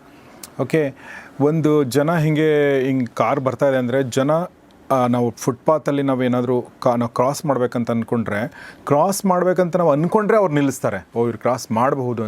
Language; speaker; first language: Kannada; native; Kannada